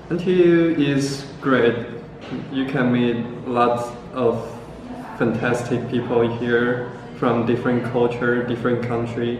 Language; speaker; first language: English; non-native, fluent; Chinese